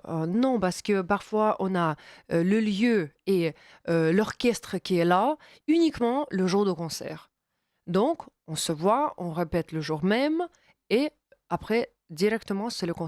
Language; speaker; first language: French; non-native, fluent; Russian